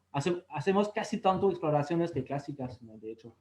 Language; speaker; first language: Spanish; non-native, fluent; French